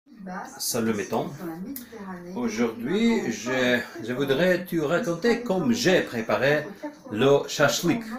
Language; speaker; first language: French; non-native, learner; Ukrainian